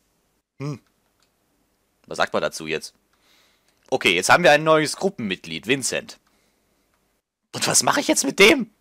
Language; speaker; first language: German; native; German